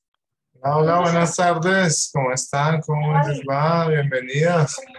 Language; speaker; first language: Spanish; native; Spanish